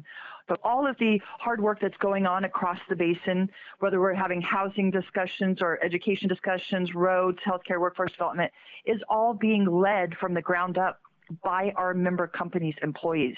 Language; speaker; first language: English; native; English